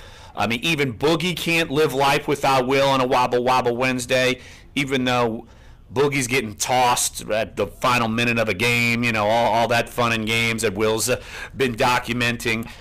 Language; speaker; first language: English; native; English